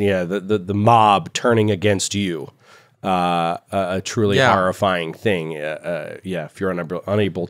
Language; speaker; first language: English; native; English